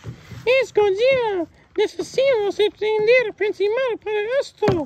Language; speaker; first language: Spanish; non-native, learner; English